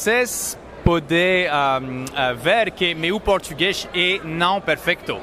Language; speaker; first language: Portuguese; non-native, learner; French